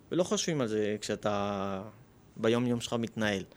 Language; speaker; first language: Hebrew; early bilingual, other home language; Russian